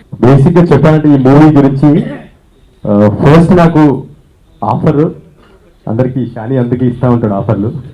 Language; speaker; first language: Telugu; native; Telugu